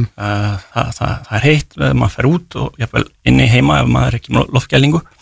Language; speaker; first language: Icelandic; non-native, fluent; French